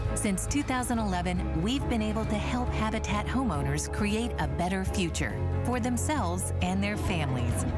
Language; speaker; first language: English; native; English